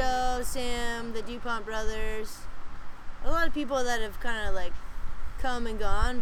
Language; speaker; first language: English; native; English